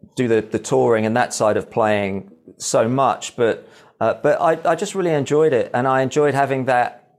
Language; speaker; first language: English; native; English